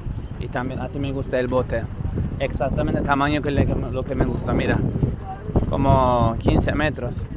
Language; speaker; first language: Spanish; non-native, learner; Turkish